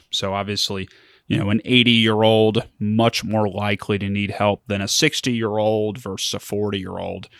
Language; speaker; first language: English; early bilingual, other home language; German